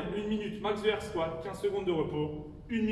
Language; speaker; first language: French; native; French